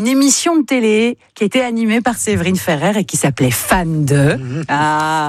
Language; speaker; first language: French; native; French